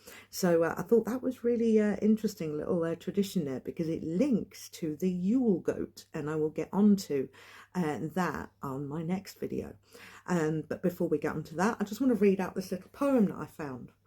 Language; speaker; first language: English; native; English